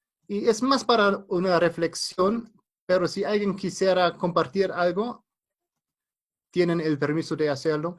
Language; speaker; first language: Spanish; non-native, fluent; German